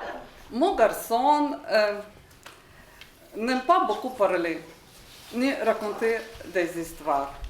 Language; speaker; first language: French; non-native, learner; Ukrainian